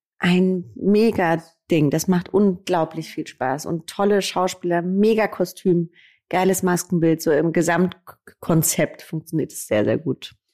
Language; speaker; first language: German; native; German